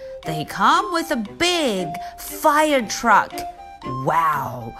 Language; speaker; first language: English; non-native, fluent; Chinese